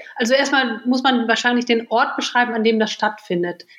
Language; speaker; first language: German; native; German